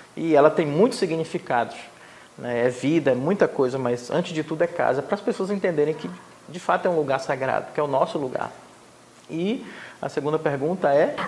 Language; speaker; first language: Portuguese; non-native, local second language; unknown